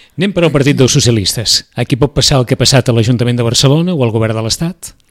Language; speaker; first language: Catalan; native; Catalan